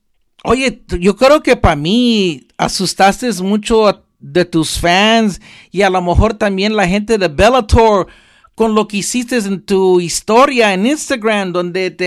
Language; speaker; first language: Spanish; early bilingual, heritage; Spanish